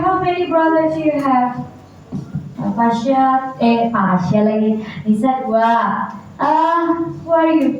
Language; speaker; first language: English; non-native, learner; Indonesian